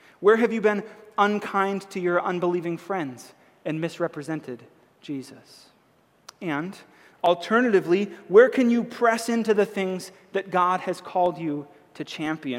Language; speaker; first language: English; native; English